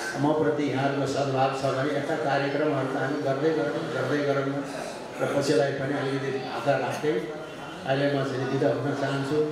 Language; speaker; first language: Nepali; native; Nepali